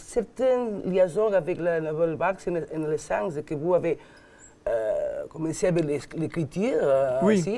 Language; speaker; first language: French; non-native, learner; Catalan